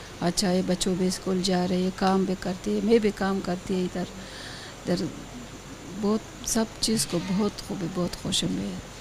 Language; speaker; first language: Hindi; non-native, learner; Persian